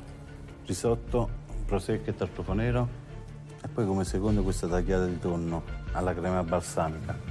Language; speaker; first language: Italian; native; Italian